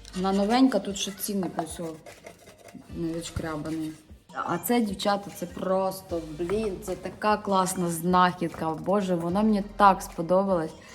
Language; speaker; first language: Ukrainian; non-native, local second language; Russian